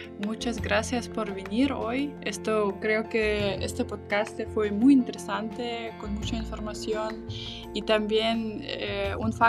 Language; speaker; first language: Spanish; non-native, fluent; Russian